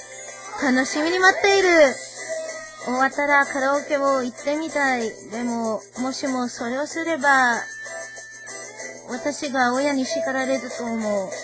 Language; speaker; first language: Japanese; non-native, learner; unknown